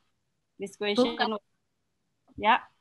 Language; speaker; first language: English; non-native, learner; Indonesian